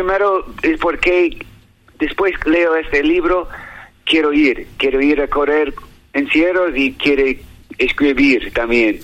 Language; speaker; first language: Spanish; non-native, learner; English